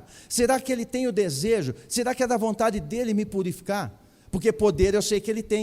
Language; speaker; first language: Portuguese; native; Portuguese